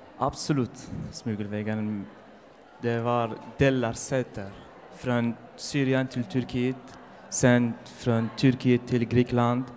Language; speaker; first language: Swedish; non-native, learner; Arabic